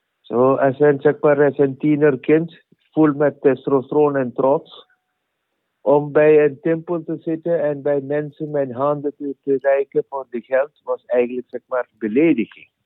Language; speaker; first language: Dutch; non-native, learner; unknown